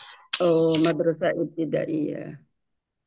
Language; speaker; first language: Arabic; non-native, fluent; Indonesian